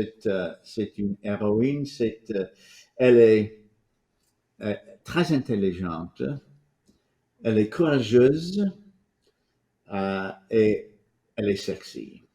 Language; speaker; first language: French; non-native, fluent; English